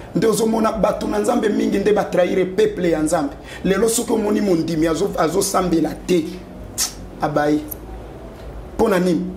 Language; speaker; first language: Lingala; native; Lingala